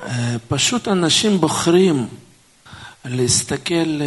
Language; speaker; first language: Hebrew; non-native, fluent; Russian